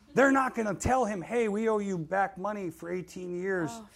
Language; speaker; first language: English; native; English